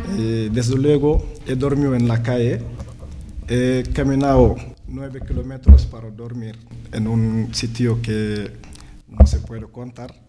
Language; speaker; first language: Spanish; non-native, learner; Wolof